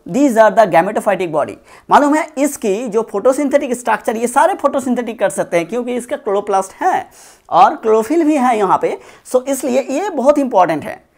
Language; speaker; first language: Hindi; non-native, local second language; Bangla